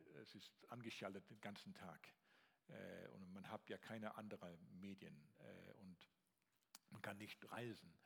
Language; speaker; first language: German; non-native, learner; Danish